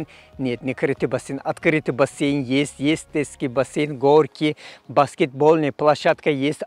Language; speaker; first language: Russian; non-native, fluent; Turkish